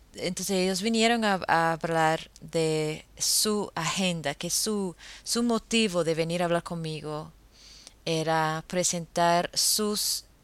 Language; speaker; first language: Spanish; non-native, fluent; English